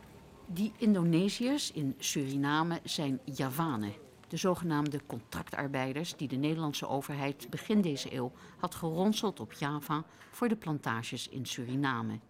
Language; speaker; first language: Dutch; native; Dutch